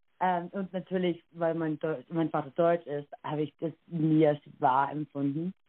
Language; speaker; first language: German; early bilingual, heritage; English